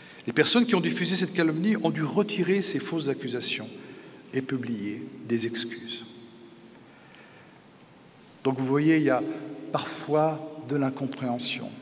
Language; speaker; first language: French; native; French